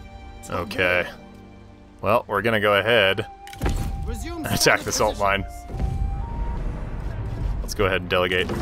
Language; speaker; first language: English; native; English